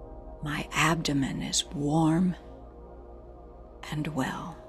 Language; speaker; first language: English; native; English